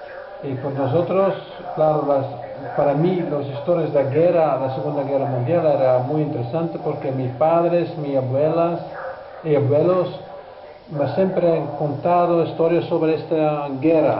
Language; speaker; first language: Spanish; non-native, fluent; Dutch